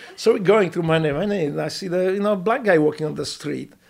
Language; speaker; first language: English; non-native, fluent; Polish